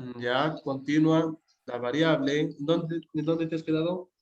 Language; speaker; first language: Spanish; native; Spanish